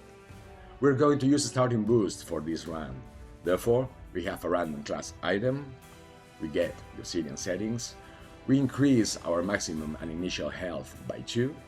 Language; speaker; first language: English; non-native, fluent; Spanish